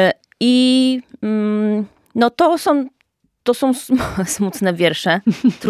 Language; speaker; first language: Polish; native; Polish